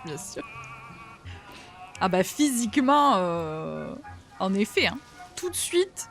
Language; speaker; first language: French; native; French